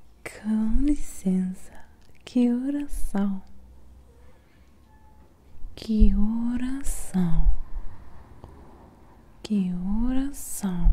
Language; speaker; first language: Portuguese; non-native, learner; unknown